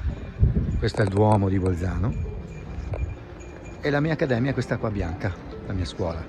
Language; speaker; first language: Italian; native; Italian